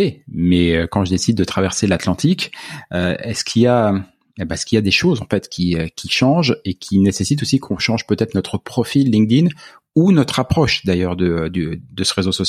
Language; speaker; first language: French; native; French